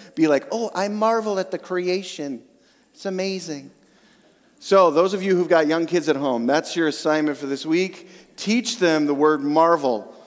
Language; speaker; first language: English; native; English